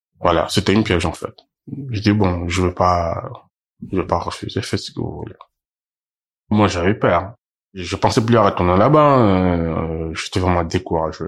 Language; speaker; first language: French; non-native, local second language; Portuguese